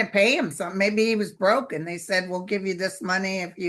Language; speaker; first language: English; native; English